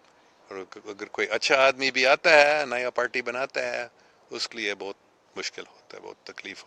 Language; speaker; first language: Hindi; non-native, fluent; English